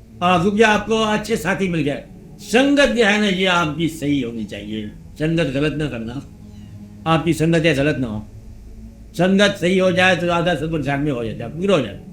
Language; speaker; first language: Urdu; non-native, local second language; Punjabi